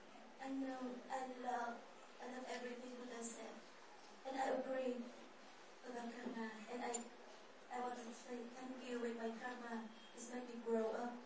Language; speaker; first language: English; non-native, learner; Vietnamese